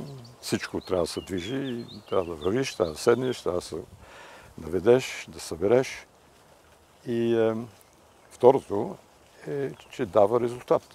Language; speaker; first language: Bulgarian; early bilingual, heritage; Bulgarian